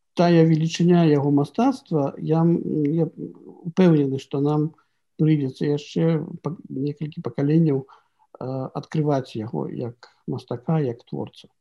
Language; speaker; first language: Belarusian; native; Belarusian